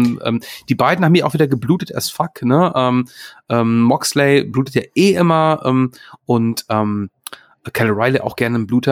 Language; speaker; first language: German; native; German